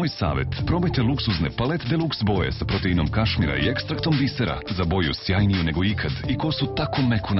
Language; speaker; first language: Serbian; native; Serbian